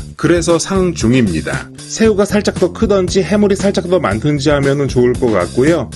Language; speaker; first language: Korean; native; Korean